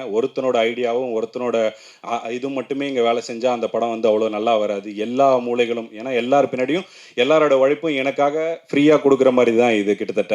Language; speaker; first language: Tamil; native; Tamil